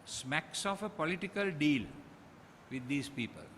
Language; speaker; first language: English; non-native, local second language; Sinhala